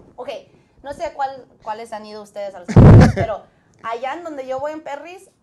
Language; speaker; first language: Spanish; early bilingual, heritage; Spanish